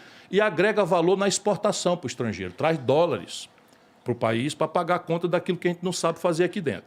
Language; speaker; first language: Portuguese; native; Portuguese